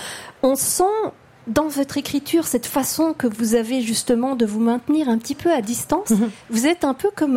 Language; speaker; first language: French; native; French